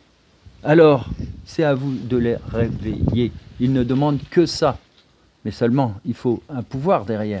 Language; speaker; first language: French; native; French